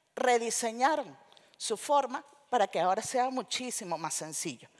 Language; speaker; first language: Spanish; native; Spanish